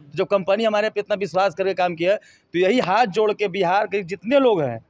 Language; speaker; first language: Hindi; native; Hindi